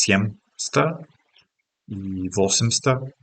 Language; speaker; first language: Russian; non-native, learner; English